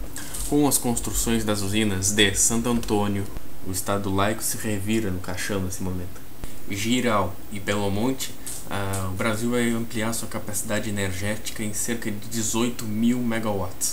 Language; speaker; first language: Portuguese; native; Portuguese